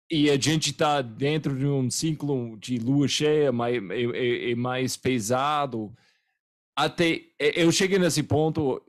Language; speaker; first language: Portuguese; non-native, fluent; English